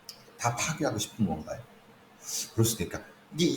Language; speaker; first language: Korean; native; Korean